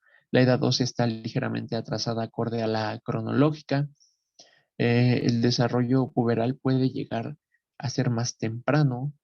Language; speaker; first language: Spanish; native; Spanish